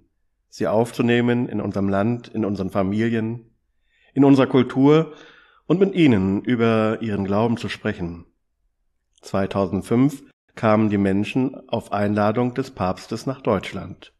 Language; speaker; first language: German; native; German